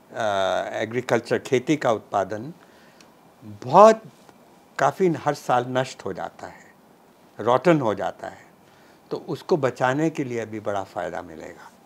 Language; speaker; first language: Hindi; non-native, local second language; Punjabi